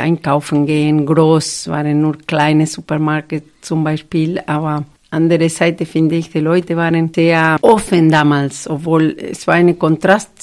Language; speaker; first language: German; non-native, learner; Spanish